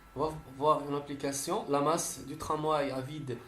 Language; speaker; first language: French; non-native, local second language; Arabic